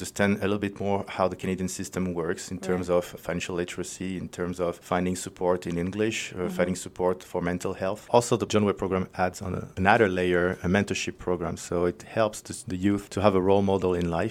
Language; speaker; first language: English; non-native, fluent; French